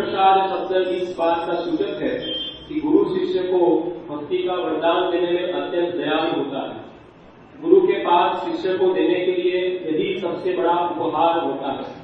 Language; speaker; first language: Hindi; native; Hindi